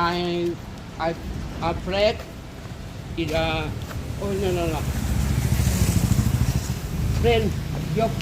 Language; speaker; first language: English; non-native, learner; Thai